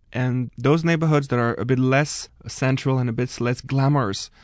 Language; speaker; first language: English; non-native, fluent; French